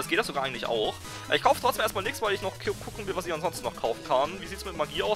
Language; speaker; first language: German; native; German